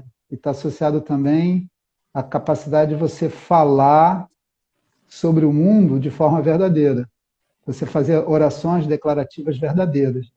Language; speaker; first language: Portuguese; native; Portuguese